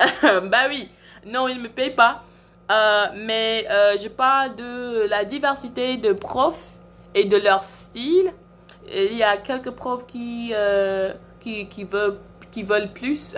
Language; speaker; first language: French; non-native, fluent; English